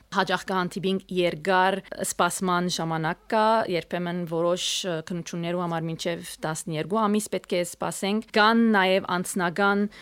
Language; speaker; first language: Armenian; early bilingual, heritage; Armenian